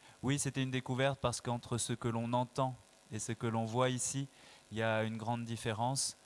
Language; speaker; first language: French; native; French